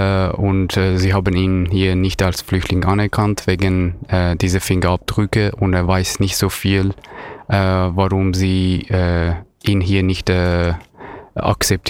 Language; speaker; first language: German; non-native, fluent; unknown